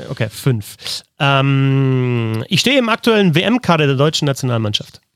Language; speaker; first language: German; native; German